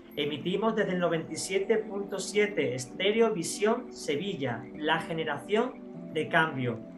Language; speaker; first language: Spanish; native; Spanish